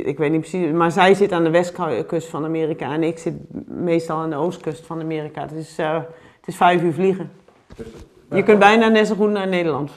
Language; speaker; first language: Dutch; native; Dutch